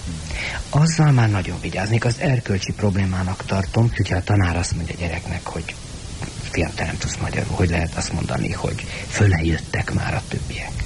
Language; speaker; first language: Hungarian; native; Hungarian